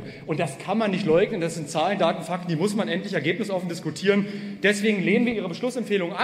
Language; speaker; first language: German; native; German